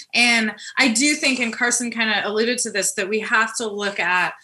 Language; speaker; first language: English; native; English